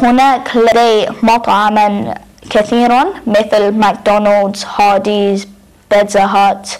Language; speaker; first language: Arabic; non-native, learner; English